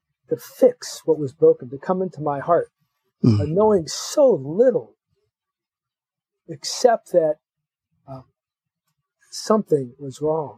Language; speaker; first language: English; native; English